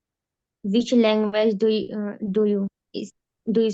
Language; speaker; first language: English; non-native, learner; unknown